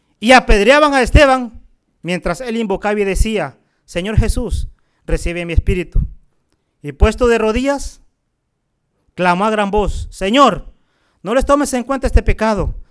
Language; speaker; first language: Spanish; native; Spanish